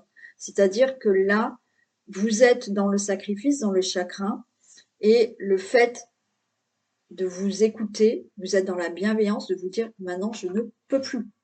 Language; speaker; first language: French; native; French